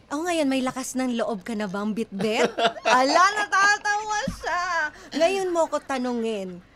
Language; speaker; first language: Filipino; native; Filipino